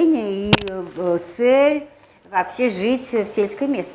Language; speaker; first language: Russian; native; Russian